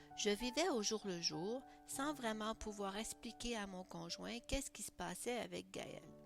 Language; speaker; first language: French; native; French